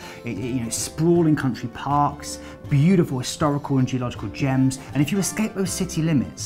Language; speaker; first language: English; native; English